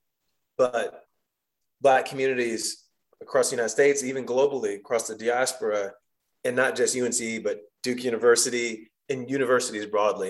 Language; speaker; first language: English; native; English